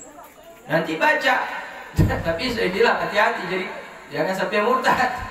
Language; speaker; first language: Indonesian; native; Indonesian